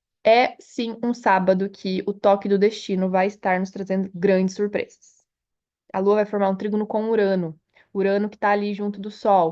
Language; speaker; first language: Portuguese; native; Portuguese